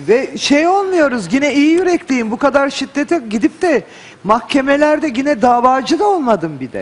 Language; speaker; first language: Turkish; native; Turkish